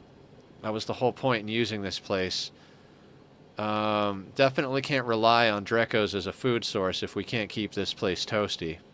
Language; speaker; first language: English; native; English